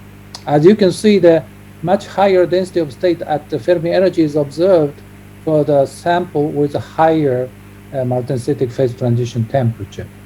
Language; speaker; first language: English; non-native, fluent; Japanese